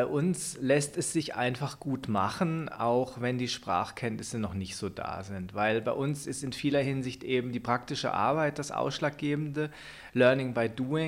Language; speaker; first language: German; native; German